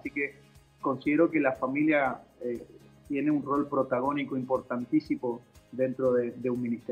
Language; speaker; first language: Spanish; native; Spanish